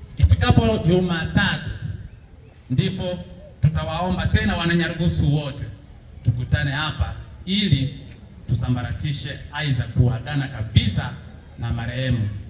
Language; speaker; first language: Swahili; non-native, local second language; Bembe